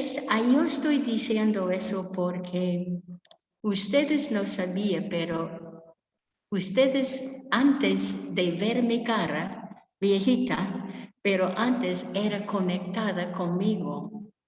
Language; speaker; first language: Spanish; non-native, fluent; English